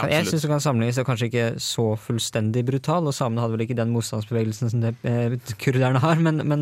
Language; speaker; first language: Norwegian; native; Norwegian